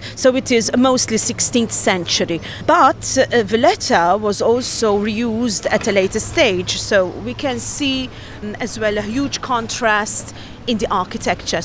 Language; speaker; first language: English; non-native, fluent; Maltese